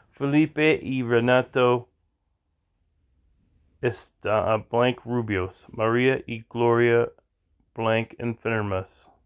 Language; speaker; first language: Spanish; non-native, learner; English